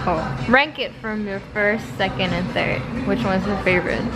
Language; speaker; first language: English; non-native, fluent; Indonesian